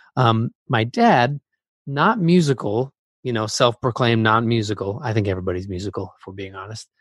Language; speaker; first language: English; native; English